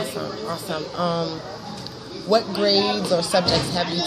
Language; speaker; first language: English; native; English